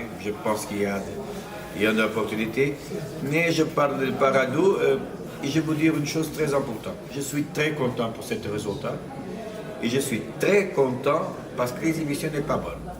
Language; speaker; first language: French; non-native, fluent; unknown